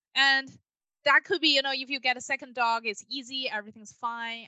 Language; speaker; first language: English; non-native, fluent; Chinese